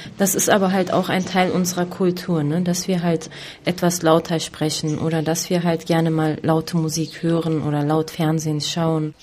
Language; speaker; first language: German; early bilingual, other home language; Turkish